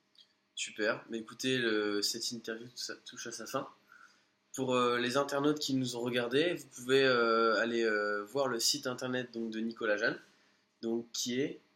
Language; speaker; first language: French; native; French